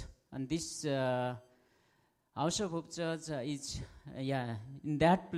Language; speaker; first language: English; non-native, local second language; Nepali